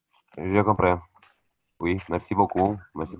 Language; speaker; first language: French; non-native, learner; Romanian